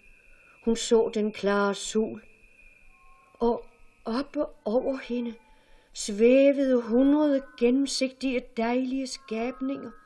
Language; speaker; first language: Danish; native; Danish